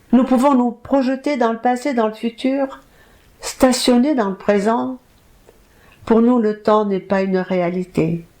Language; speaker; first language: French; native; French